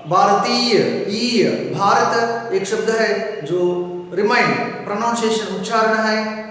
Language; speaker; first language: Hindi; non-native, local second language; Telugu